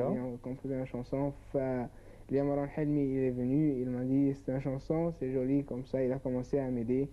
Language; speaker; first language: French; non-native, learner; Arabic